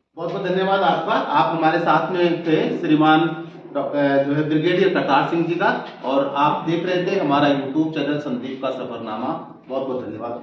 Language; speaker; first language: Hindi; native; Hindi